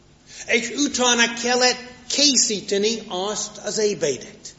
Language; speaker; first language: Hungarian; non-native, fluent; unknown